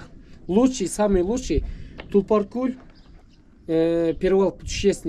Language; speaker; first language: Russian; non-native, local second language; Kyrgyz